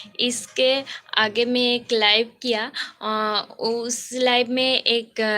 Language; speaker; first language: Hindi; non-native, local second language; Bangla